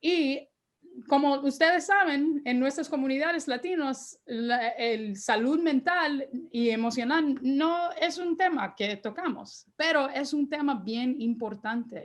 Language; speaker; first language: Spanish; early bilingual, heritage; Spanish